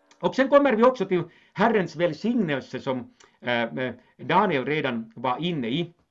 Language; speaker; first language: Swedish; non-native, local second language; Finnish